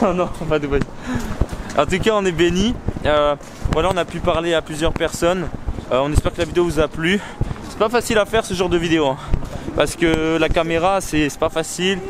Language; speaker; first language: French; native; French